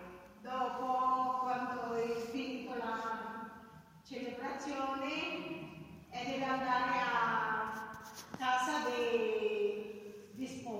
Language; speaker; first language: Italian; non-native, learner; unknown